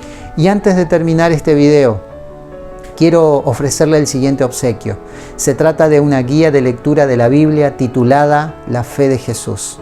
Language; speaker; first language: Spanish; native; Spanish